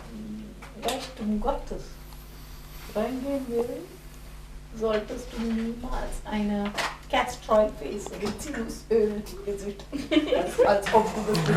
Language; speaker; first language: German; non-native, fluent; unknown